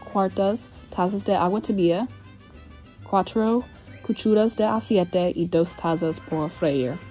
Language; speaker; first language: Spanish; non-native, learner; English